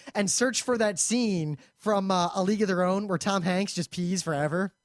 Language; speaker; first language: English; native; English